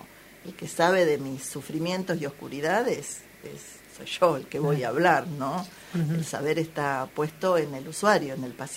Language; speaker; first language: Spanish; native; Spanish